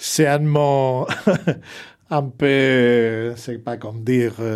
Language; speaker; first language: French; non-native, fluent; Spanish